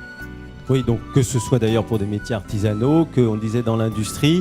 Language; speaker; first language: French; native; French